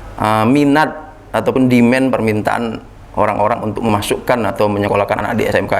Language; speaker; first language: Indonesian; native; Indonesian